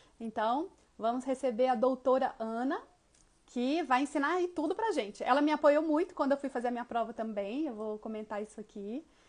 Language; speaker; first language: Portuguese; native; Portuguese